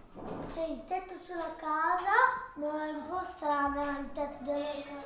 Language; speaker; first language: Italian; early bilingual, other home language; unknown